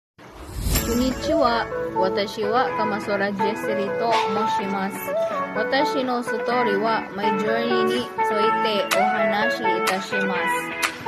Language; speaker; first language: Japanese; non-native, learner; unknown